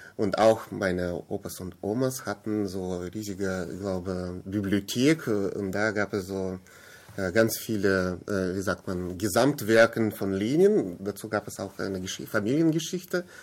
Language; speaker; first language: German; non-native, fluent; Russian